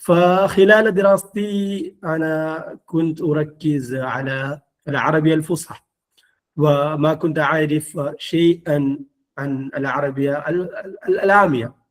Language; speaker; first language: Arabic; non-native, fluent; Malayalam